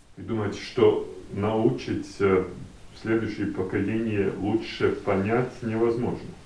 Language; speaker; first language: Russian; non-native, local second language; Latvian